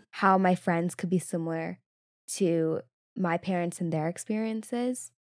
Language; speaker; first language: English; native; English